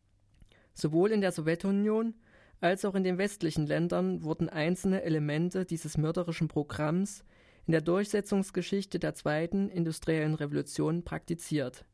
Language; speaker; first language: German; native; German